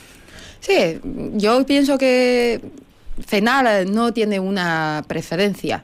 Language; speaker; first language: Spanish; non-native, learner; Chinese